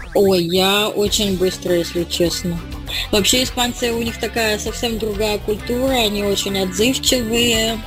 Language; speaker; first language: Russian; native; Russian